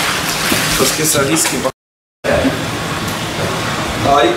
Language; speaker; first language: French; native; French